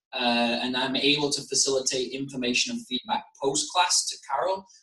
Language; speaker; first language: English; native; English